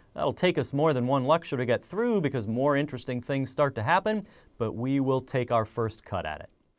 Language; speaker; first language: English; native; English